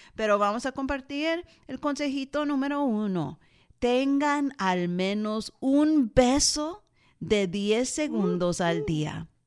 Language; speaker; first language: Spanish; early bilingual, heritage; Spanish